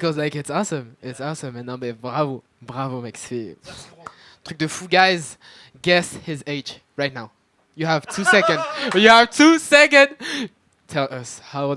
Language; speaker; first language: English; non-native, fluent; French